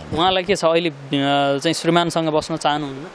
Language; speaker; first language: Nepali; native; Nepali